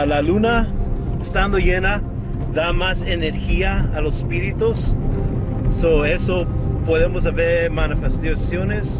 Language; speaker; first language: Spanish; early bilingual, heritage; Spanish